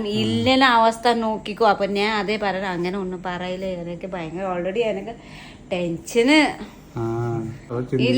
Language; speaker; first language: Malayalam; non-native, learner; Nepali